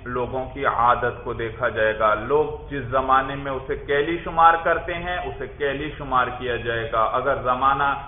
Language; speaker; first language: Urdu; native; Urdu